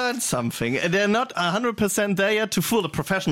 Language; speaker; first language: English; non-native, fluent; German